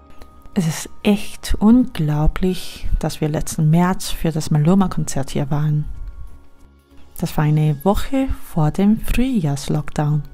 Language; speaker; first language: German; non-native, fluent; Korean